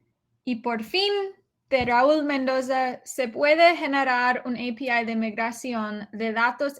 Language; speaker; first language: Spanish; non-native, learner; English